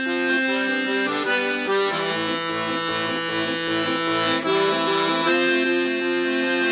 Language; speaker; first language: English; native; English